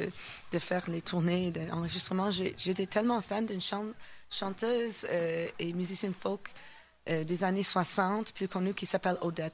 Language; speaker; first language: French; non-native, fluent; English